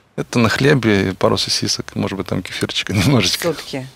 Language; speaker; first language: Russian; native; Russian